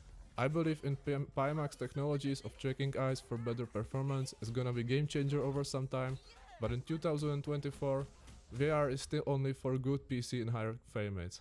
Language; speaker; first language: English; non-native, fluent; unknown